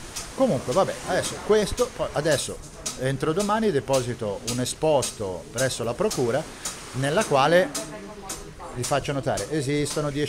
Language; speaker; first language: Italian; native; Italian